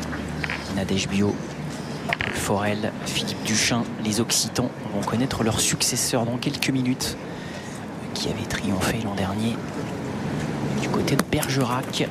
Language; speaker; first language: French; native; French